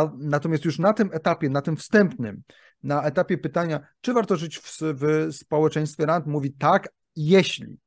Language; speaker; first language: Polish; native; Polish